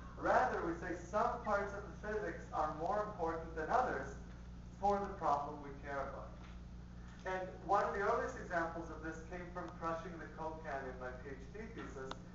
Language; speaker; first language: English; early bilingual, other home language; Spanish